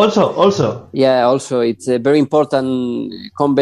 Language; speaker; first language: English; non-native, learner; Spanish